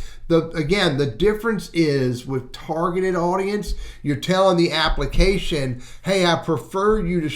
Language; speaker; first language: English; native; English